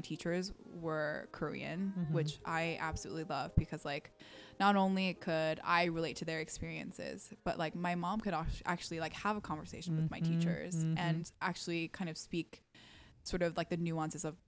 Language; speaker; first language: English; early bilingual, other home language; Korean